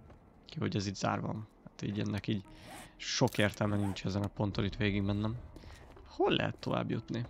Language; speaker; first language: Hungarian; native; Hungarian